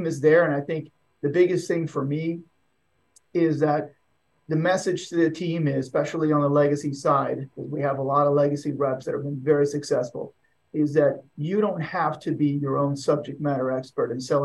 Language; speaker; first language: English; non-native, fluent; Swedish